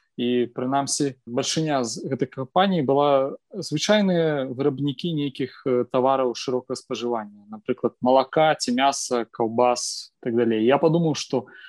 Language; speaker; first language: Belarusian; non-native, local second language; Russian